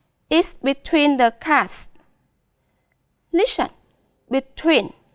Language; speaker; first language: English; non-native, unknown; Vietnamese